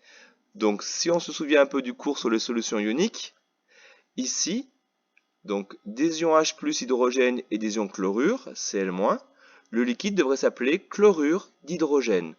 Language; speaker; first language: French; native; French